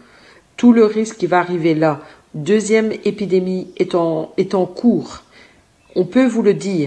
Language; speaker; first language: French; native; French